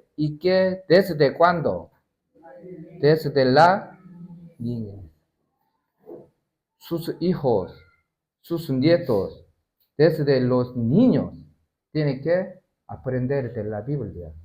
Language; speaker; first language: Spanish; non-native, learner; Korean